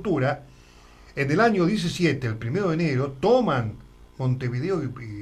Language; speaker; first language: Spanish; native; Spanish